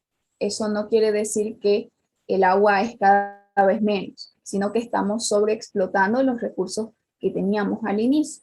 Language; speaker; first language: Spanish; native; Spanish